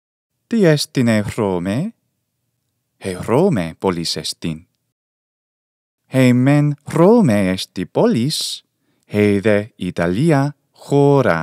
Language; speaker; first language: Greek; non-native, fluent; English